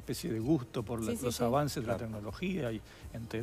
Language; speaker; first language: Spanish; native; Spanish